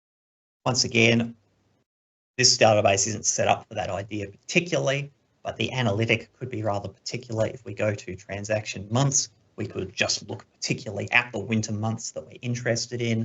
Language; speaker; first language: English; native; English